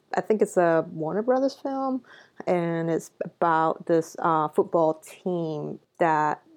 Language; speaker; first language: English; non-native, local second language; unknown